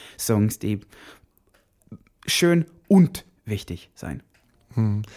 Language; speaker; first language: German; non-native, learner; Norwegian